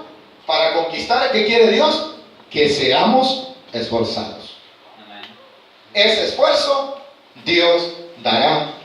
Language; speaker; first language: Spanish; native; Spanish